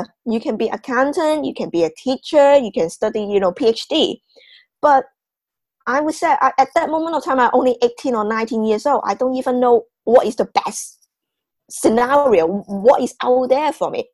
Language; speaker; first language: English; non-native, local second language; Cantonese